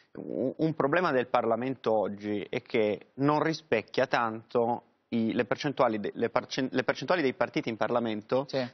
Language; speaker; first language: Italian; native; Italian